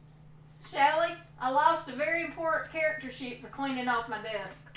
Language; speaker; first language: English; native; English